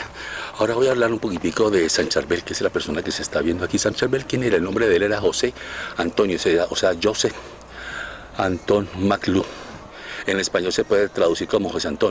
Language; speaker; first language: Spanish; native; Spanish